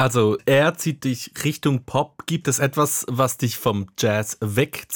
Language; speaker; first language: German; native; German